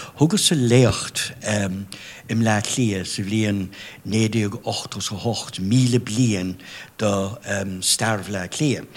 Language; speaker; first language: Irish; non-native, local second language; English